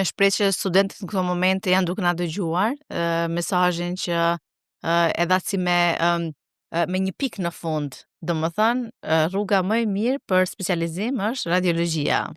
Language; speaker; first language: Albanian; native; Albanian